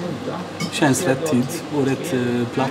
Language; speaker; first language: Swedish; non-native, fluent; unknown